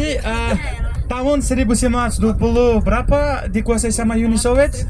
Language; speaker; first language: Indonesian; non-native, fluent; Uzbek